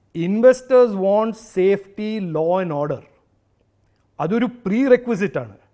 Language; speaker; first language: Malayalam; early bilingual, heritage; Malayalam